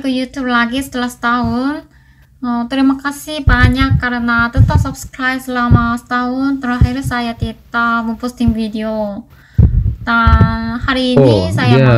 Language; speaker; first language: Indonesian; non-native, fluent; Korean